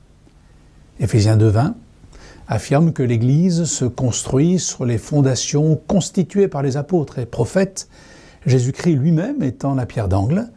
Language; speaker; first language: French; native; French